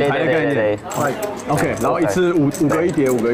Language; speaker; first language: Chinese; native; Chinese